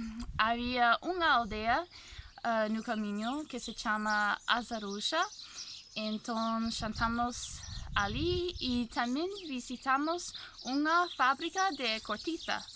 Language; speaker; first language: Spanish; non-native, fluent; English